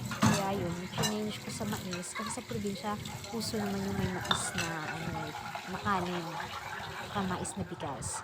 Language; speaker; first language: Filipino; non-native, local second language; Cebuano